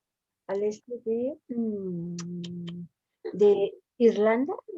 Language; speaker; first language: French; non-native, learner; Spanish